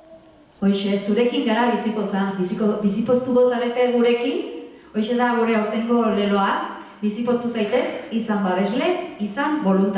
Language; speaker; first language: Basque; native; Basque